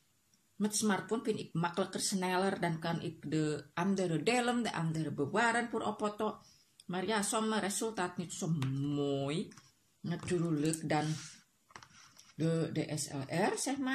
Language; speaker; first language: Dutch; non-native, learner; Indonesian